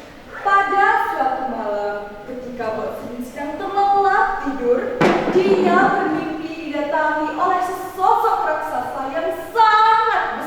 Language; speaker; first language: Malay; non-native, local second language; Javanese